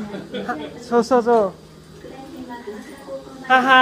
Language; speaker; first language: Japanese; non-native, learner; Vietnamese